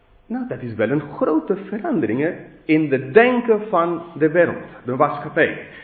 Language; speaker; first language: Dutch; non-native, fluent; English